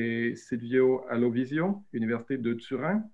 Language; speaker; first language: French; native; French